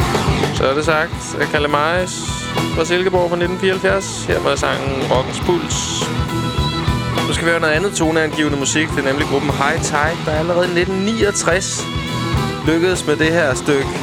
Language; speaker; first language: Danish; native; Danish